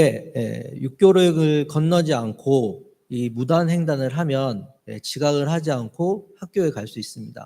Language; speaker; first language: Korean; native; Korean